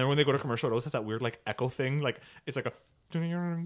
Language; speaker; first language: English; native; English